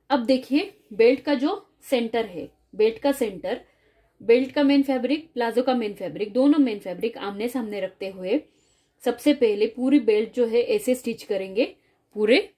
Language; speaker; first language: Hindi; non-native, local second language; Marathi